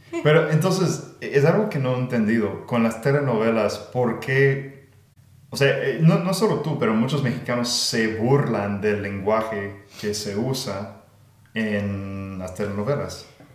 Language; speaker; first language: Spanish; non-native, fluent; English